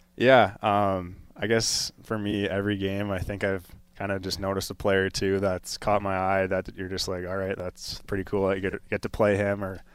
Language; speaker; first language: English; native; English